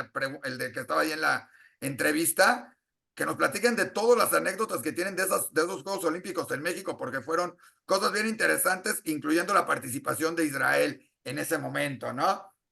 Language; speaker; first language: Spanish; native; Spanish